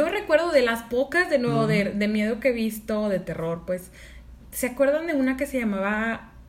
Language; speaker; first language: Spanish; native; Spanish